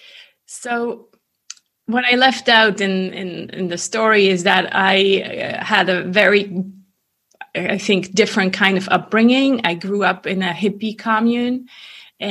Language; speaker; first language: English; non-native, fluent; Swiss German